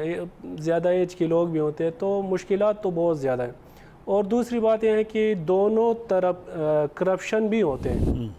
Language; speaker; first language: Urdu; non-native, fluent; Pashto